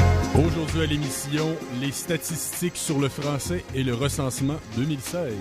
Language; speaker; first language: French; native; French